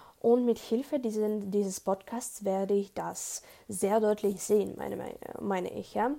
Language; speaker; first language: German; non-native, learner; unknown